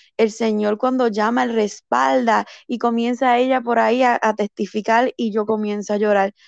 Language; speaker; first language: Spanish; early bilingual, heritage; Spanish